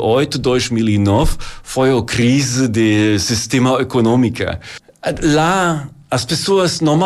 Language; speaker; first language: Portuguese; non-native, learner; German